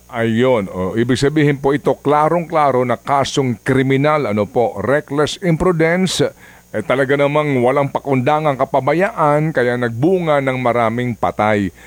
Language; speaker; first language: Filipino; native; Filipino